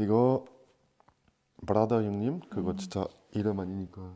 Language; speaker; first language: Korean; non-native, fluent; French